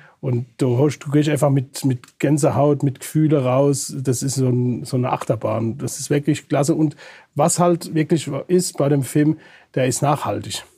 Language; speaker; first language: German; native; German